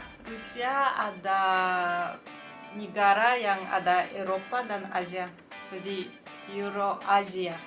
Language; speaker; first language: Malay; non-native, learner; Russian